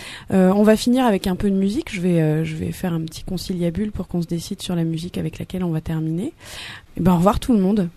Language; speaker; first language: French; native; French